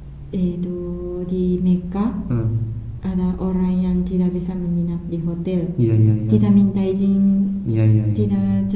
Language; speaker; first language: Indonesian; non-native, fluent; Japanese